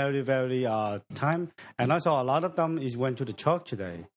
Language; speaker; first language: English; non-native, learner; Vietnamese